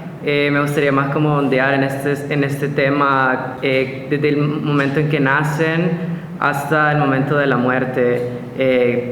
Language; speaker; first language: Spanish; non-native, fluent; Italian